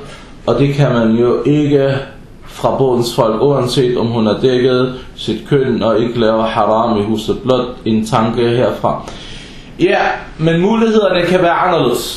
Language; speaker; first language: Danish; non-native, local second language; Arabic